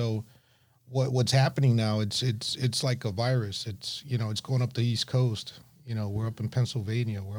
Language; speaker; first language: English; native; English